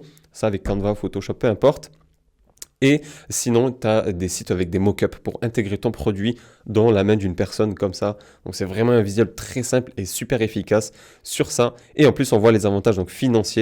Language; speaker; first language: French; native; French